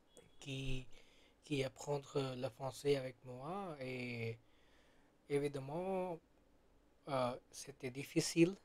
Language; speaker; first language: French; non-native, learner; Gujarati